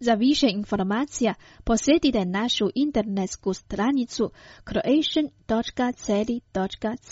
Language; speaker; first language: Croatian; non-native, fluent; Chinese